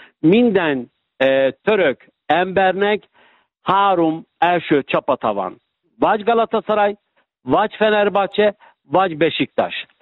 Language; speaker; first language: Hungarian; non-native, fluent; Turkish